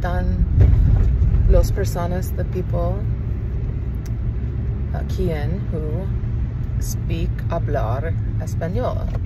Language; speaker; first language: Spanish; non-native, learner; English